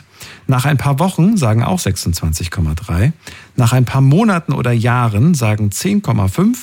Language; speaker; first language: German; native; German